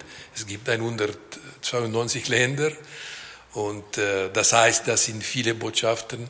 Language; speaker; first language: German; non-native, local second language; French